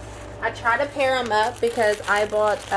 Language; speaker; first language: English; native; English